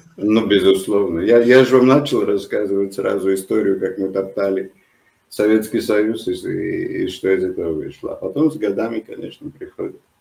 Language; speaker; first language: Russian; non-native, local second language; Georgian